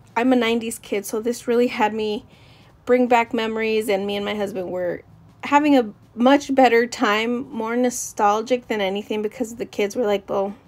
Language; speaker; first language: English; native; English